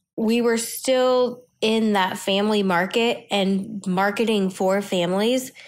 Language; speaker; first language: English; native; English